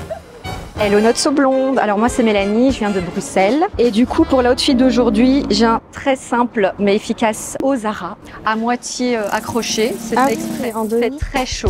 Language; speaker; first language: French; native; French